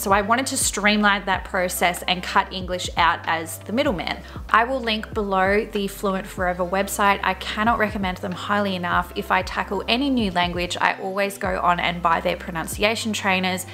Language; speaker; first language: English; native; English